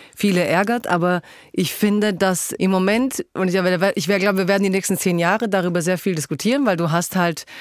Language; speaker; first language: German; early bilingual, other home language; Croatian